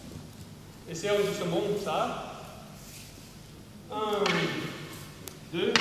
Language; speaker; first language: French; non-native, fluent; Romanian